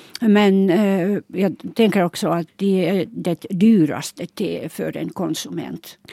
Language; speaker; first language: Swedish; non-native, local second language; Finnish